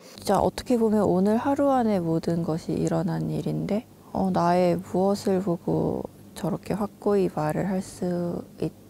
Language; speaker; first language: Korean; native; Korean